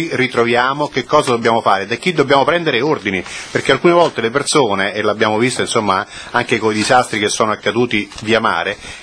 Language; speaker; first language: Italian; native; Italian